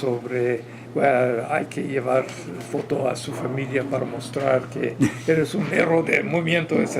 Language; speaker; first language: Spanish; non-native, fluent; English